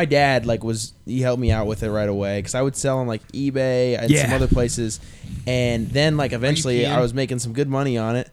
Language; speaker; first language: English; native; English